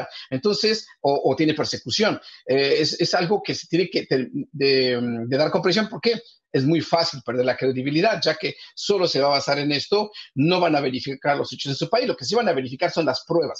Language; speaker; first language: Spanish; native; Spanish